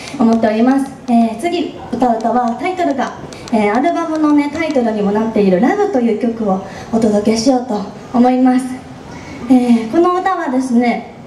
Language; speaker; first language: Japanese; native; Japanese